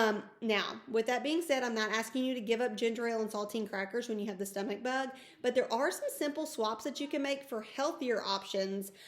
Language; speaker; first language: English; native; English